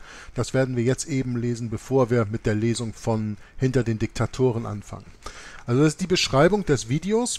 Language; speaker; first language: German; native; German